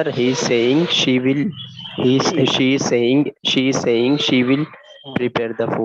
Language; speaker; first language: English; non-native, learner; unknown